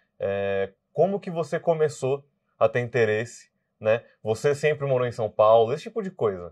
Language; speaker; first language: Portuguese; native; Portuguese